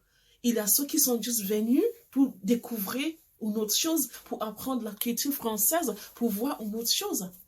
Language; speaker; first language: French; non-native, fluent; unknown